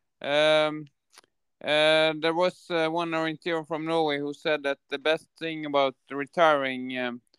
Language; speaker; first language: English; non-native, fluent; Norwegian